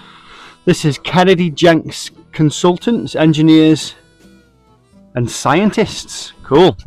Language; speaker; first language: English; native; English